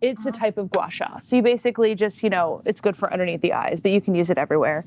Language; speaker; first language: English; native; English